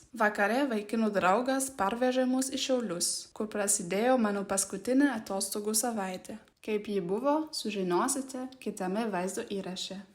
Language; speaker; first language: Lithuanian; non-native, learner; German